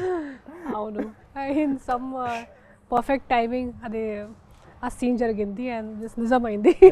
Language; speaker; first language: Telugu; non-native, local second language; Hindi